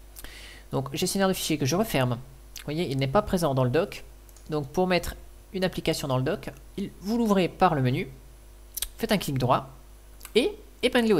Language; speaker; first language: French; native; French